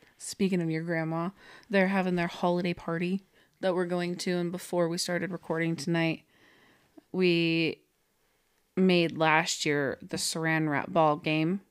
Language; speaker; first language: English; native; English